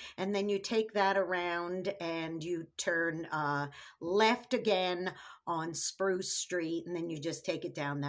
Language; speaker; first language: English; native; English